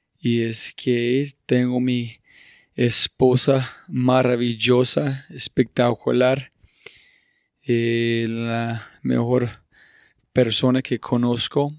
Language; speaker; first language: Spanish; non-native, fluent; English